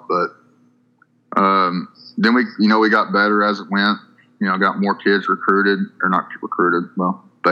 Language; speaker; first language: English; native; English